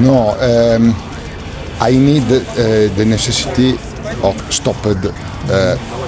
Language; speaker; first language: English; non-native, learner; Italian